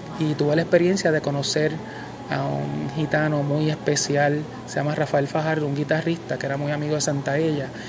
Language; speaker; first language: Spanish; native; Spanish